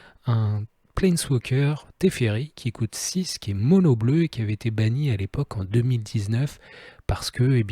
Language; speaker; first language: French; native; French